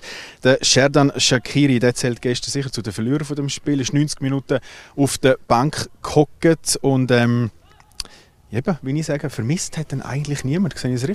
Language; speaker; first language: German; native; German